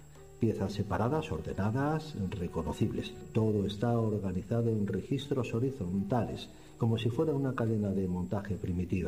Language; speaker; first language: Spanish; native; Spanish